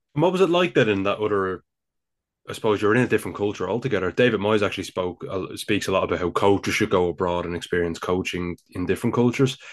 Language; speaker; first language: English; native; English